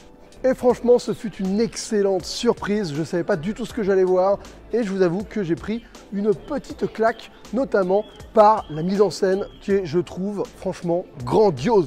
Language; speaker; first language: French; native; French